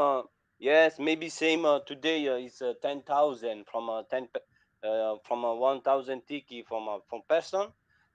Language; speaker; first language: English; non-native, learner; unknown